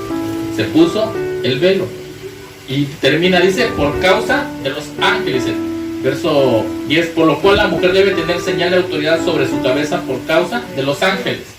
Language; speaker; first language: Spanish; native; Spanish